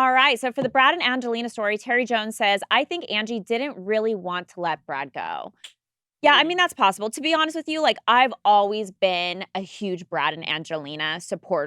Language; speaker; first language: English; native; English